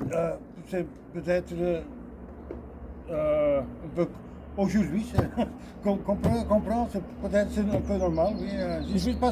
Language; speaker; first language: French; non-native, learner; Dutch